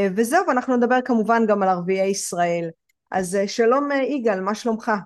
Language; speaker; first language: Hebrew; native; Hebrew